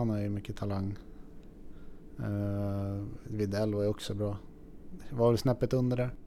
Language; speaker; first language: Swedish; native; Swedish